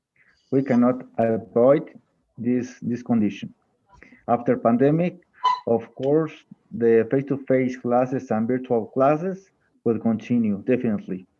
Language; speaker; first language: English; non-native, fluent; Spanish